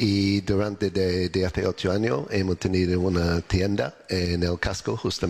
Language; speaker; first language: Spanish; non-native, learner; English